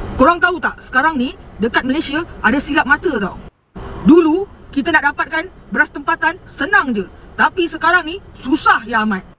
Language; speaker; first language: Malay; native; Malay